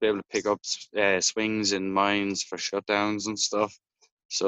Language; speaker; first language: English; native; English